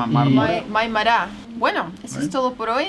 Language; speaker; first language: Spanish; native; Spanish